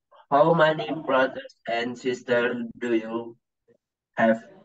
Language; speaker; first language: English; non-native, learner; Indonesian